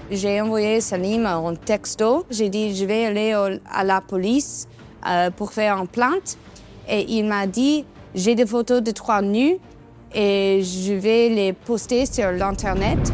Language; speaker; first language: French; non-native, learner; English